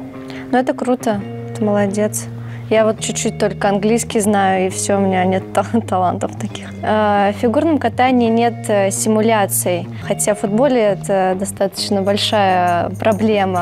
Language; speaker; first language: Russian; native; Russian